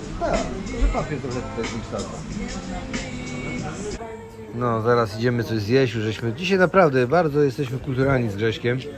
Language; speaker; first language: Polish; native; Polish